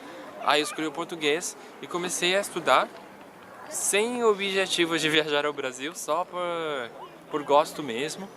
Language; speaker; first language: Portuguese; non-native, fluent; Spanish